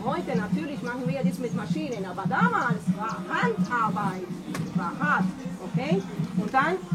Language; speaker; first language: German; non-native, fluent; French